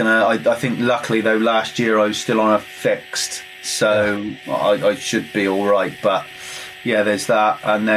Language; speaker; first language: English; native; English